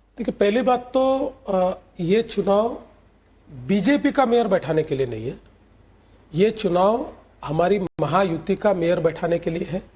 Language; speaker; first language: Hindi; non-native, local second language; Marathi